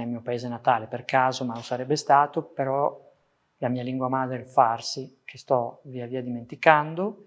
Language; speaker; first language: Italian; early bilingual, other home language; Persian